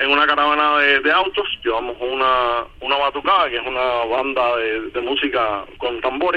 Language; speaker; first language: Spanish; native; Spanish